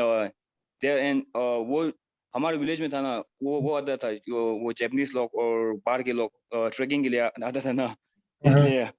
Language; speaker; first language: Hindi; non-native, fluent; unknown